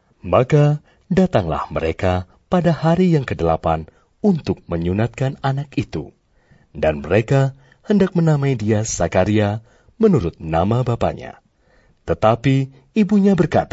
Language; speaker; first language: Indonesian; native; Indonesian